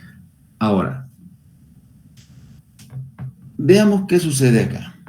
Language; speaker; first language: Spanish; native; Spanish